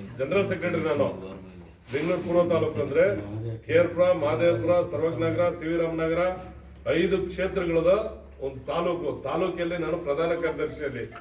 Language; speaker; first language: Kannada; non-native, local second language; Telugu